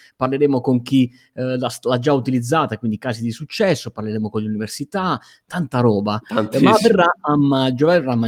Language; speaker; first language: Italian; native; Italian